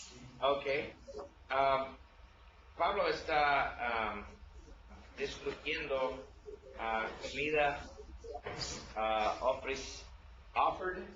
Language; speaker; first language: Spanish; non-native, learner; English